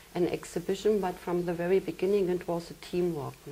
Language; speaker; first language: English; non-native, fluent; German